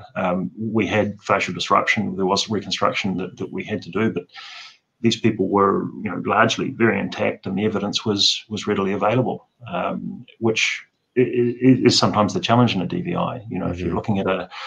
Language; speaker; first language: English; native; English